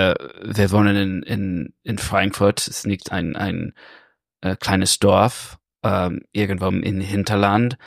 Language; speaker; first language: German; non-native, learner; English